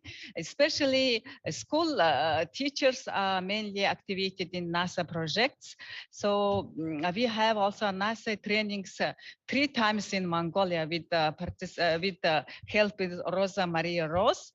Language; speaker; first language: English; non-native, learner; Mongolian